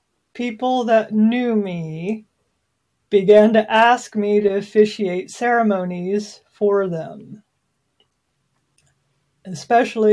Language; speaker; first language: English; native; English